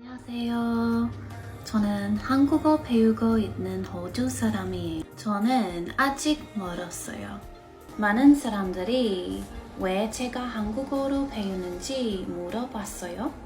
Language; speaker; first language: Korean; non-native, learner; English